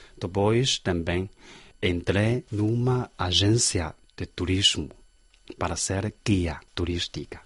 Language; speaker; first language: Portuguese; non-native, learner; Chinese